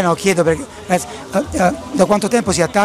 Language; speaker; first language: Italian; native; Italian